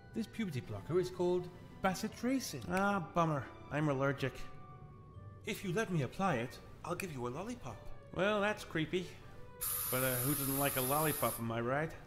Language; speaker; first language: English; native; English